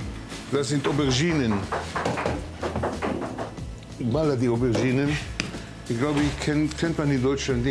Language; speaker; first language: German; early bilingual, heritage; German